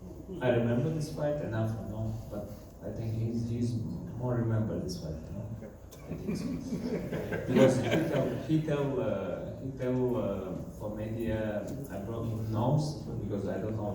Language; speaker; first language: English; non-native, learner; Russian